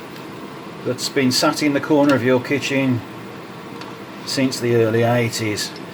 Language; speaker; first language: English; native; English